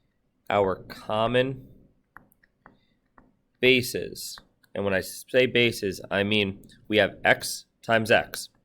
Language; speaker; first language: English; native; English